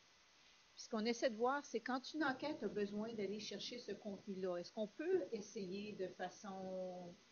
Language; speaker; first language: French; native; French